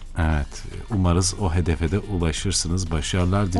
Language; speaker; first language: Turkish; native; Turkish